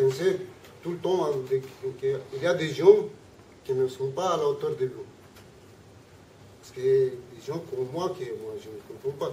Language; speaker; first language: French; non-native, learner; Spanish